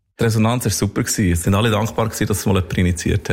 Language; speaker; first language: German; native; German